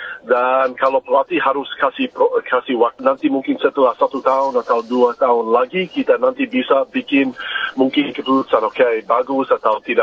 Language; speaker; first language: Indonesian; non-native, fluent; English